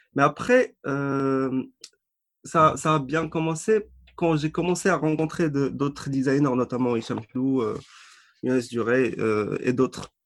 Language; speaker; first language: French; non-native, local second language; Arabic